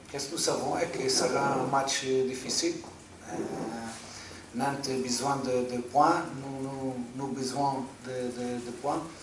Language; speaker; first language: French; non-native, fluent; Portuguese